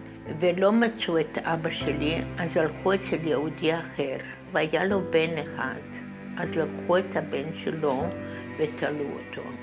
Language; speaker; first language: Hebrew; non-native, fluent; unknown